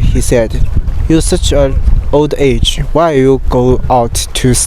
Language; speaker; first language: English; non-native, learner; Chinese